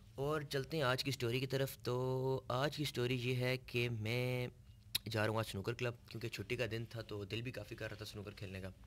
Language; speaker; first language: Urdu; non-native, local second language; Punjabi